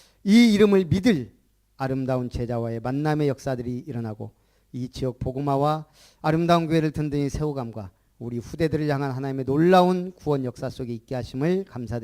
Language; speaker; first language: Korean; native; Korean